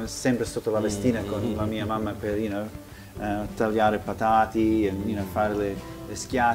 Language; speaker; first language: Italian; early bilingual, heritage; Italian